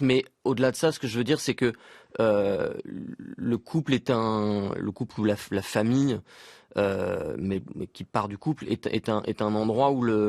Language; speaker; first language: French; native; French